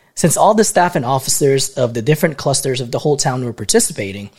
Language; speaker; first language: English; non-native, local second language; Filipino